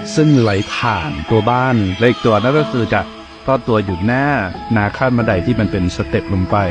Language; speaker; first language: Thai; native; Thai